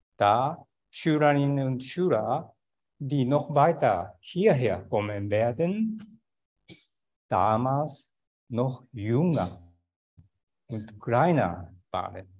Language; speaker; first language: German; non-native, fluent; Japanese